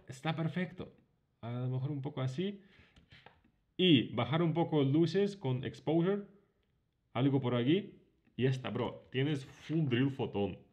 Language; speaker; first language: Spanish; non-native, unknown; Ukrainian